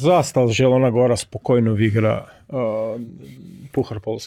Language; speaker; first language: Polish; non-native, learner; Croatian